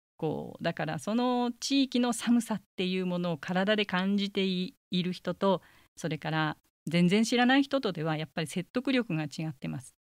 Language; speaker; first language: Japanese; native; Japanese